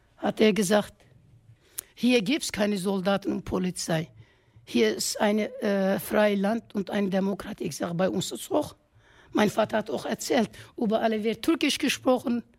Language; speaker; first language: German; non-native, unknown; Kurdish